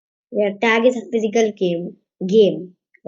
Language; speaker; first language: English; non-native, learner; Hindi